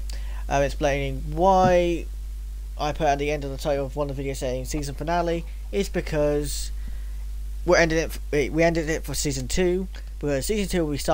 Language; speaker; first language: English; native; English